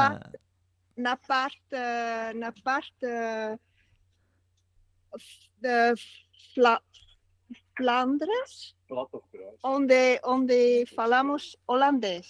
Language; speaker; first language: Portuguese; non-native, learner; Dutch